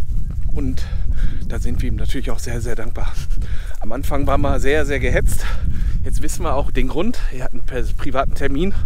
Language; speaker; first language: German; native; German